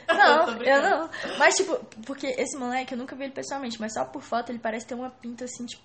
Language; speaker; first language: Portuguese; native; Portuguese